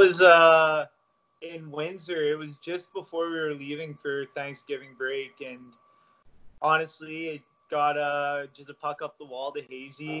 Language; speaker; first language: English; native; English